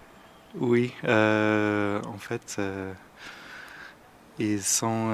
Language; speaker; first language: French; non-native, learner; English